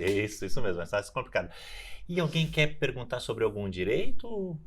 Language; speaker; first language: Portuguese; native; Portuguese